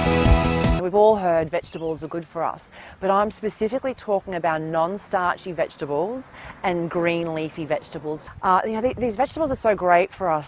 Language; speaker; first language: English; native; English